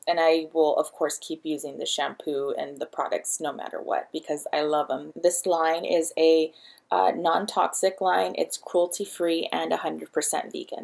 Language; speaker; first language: English; early bilingual, other home language; Spanish